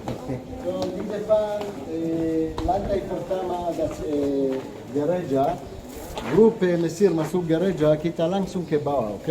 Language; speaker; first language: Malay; non-native, fluent; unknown